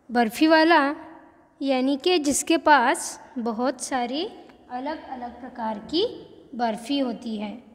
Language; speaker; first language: Hindi; non-native, local second language; Marathi